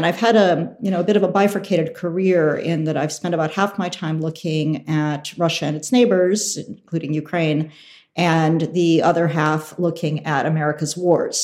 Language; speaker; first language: English; early bilingual, other home language; Russian